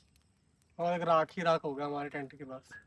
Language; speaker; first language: Hindi; non-native, local second language; Punjabi